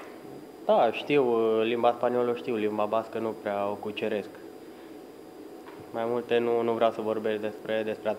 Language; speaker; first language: Romanian; early bilingual, heritage; Romanian